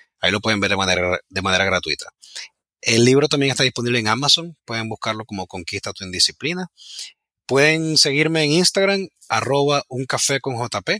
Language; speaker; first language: Spanish; native; Spanish